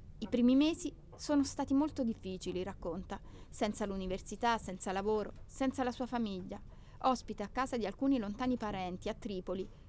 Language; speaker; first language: Italian; native; Italian